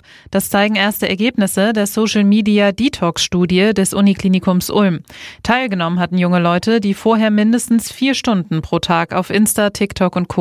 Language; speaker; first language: German; native; German